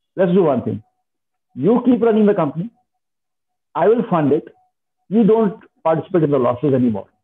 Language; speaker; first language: English; non-native, local second language; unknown